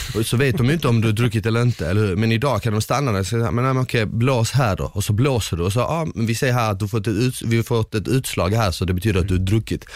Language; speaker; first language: Swedish; early bilingual, other home language; Bosnian